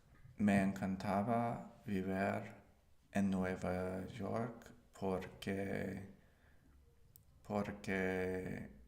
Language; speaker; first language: Spanish; non-native, learner; English